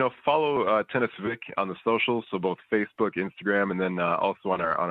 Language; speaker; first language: English; native; English